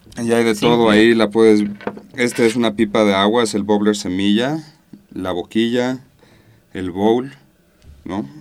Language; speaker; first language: Spanish; native; Spanish